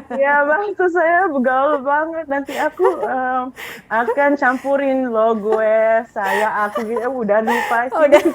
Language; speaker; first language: Indonesian; non-native, fluent; Filipino